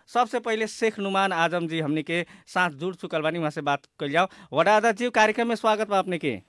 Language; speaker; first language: Bhojpuri; native; Bhojpuri